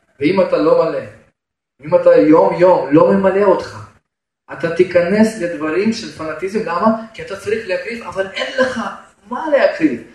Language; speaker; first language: Hebrew; non-native, fluent; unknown